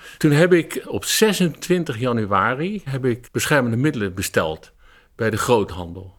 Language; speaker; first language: Dutch; native; Dutch